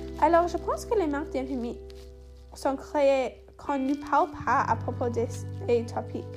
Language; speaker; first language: French; non-native, learner; English